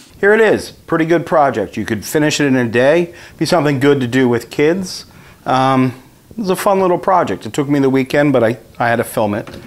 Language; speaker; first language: English; native; English